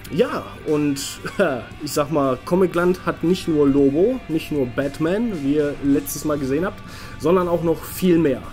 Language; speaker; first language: German; native; German